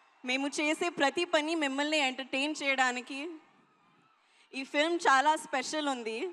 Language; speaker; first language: Telugu; non-native, learner; Hindi